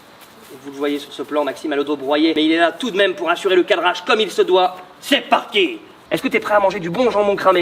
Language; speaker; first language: French; native; French